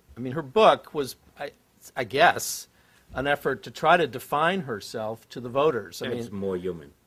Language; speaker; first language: English; native; English